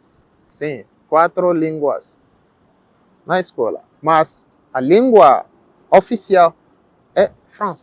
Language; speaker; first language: Portuguese; non-native, learner; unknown